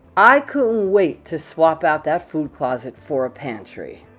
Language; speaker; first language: English; native; English